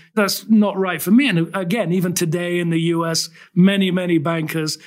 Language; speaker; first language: English; native; English